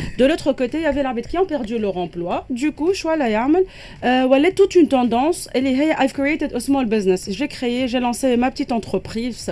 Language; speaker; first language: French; non-native, local second language; Arabic